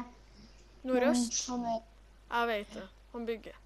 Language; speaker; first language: Norwegian; native; Norwegian